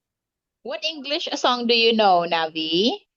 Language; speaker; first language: English; non-native, local second language; Filipino